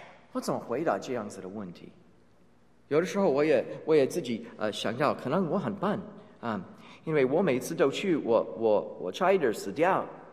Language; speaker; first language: Chinese; non-native, fluent; English